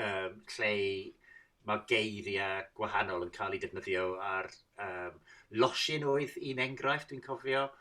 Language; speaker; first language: Welsh; non-native, fluent; English